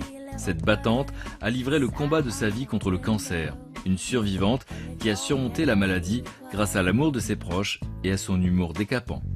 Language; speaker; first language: French; native; French